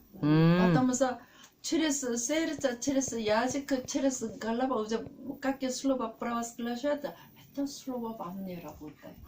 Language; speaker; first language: Russian; non-native, learner; Korean